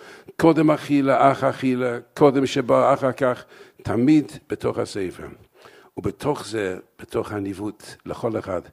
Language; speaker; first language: Hebrew; non-native, fluent; English